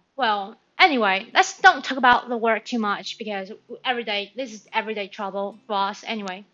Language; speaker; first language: English; non-native, learner; Chinese